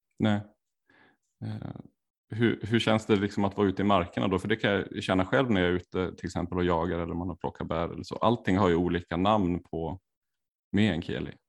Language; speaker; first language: Swedish; native; Swedish